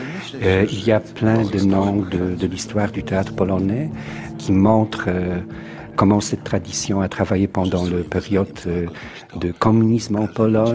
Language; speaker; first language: French; non-native, fluent; Polish